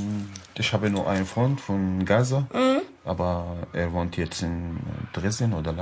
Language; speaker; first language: German; non-native, learner; Arabic